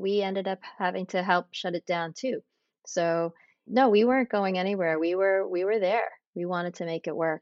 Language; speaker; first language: English; native; English